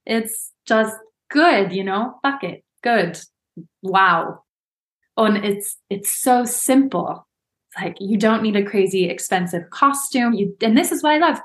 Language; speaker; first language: English; native; English